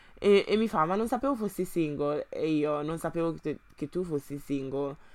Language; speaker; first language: Italian; early bilingual, other home language; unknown